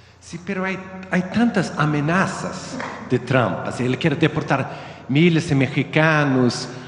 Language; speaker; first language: Spanish; non-native, learner; Swedish